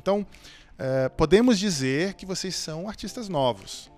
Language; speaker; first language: Portuguese; native; Portuguese